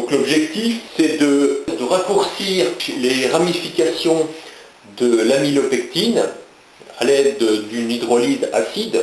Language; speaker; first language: French; native; French